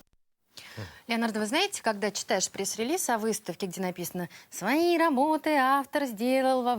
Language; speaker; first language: Russian; native; Russian